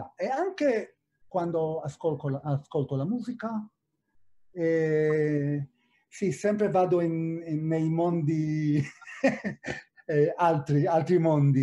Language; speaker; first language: Italian; non-native, fluent; Hebrew